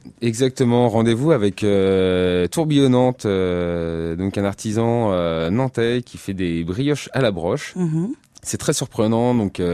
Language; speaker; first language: French; native; French